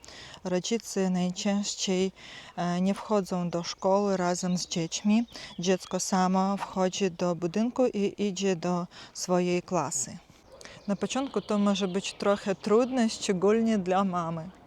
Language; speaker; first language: Polish; non-native, fluent; Ukrainian